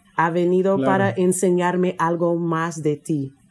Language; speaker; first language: Spanish; non-native, fluent; English